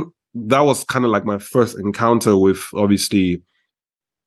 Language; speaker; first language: English; non-native, local second language; Yoruba